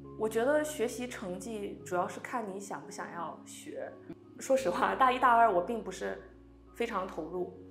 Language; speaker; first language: Chinese; early bilingual, heritage; Chinese